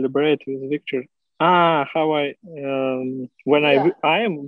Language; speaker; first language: English; non-native, learner; Russian